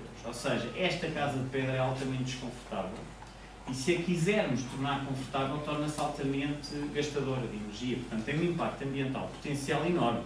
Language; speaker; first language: Portuguese; native; Portuguese